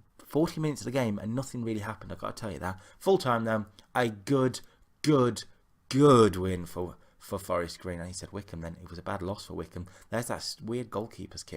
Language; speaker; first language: English; native; English